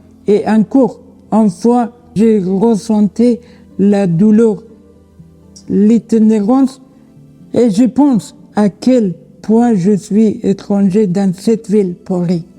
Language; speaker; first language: French; non-native, learner; Persian